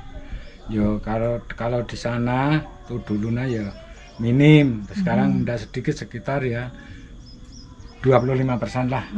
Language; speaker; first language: Indonesian; non-native, local second language; Javanese